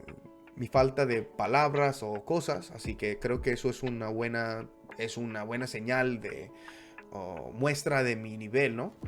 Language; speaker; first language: Spanish; non-native, fluent; English